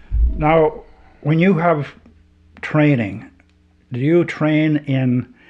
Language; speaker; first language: English; native; English